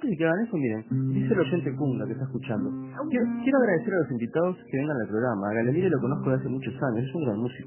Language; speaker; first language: Spanish; native; Spanish